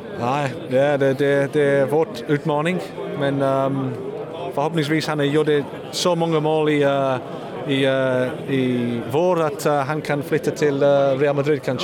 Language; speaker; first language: Swedish; non-native, learner; English